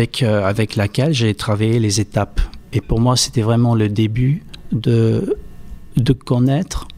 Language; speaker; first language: French; non-native, fluent; English